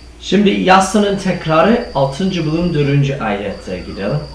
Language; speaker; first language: Turkish; non-native, fluent; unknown